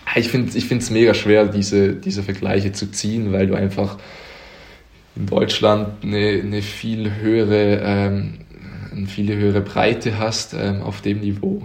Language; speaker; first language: German; native; German